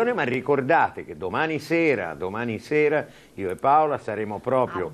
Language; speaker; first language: Italian; native; Italian